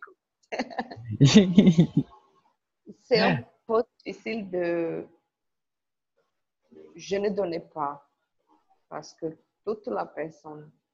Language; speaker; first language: French; non-native, learner; Portuguese